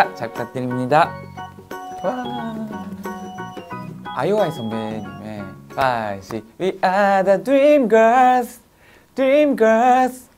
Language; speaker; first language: Korean; non-native, fluent; Japanese